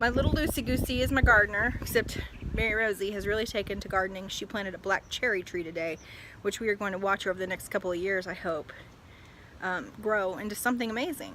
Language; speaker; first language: English; native; English